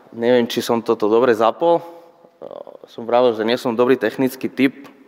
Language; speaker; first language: Slovak; non-native, fluent; Spanish